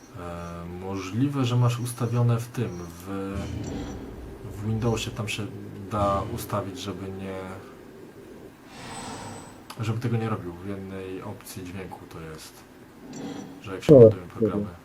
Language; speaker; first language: Polish; native; Polish